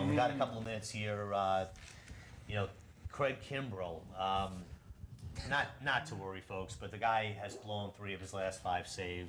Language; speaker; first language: English; native; English